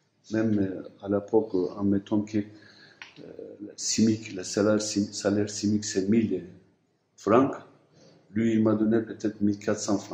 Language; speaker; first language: French; non-native, fluent; Turkish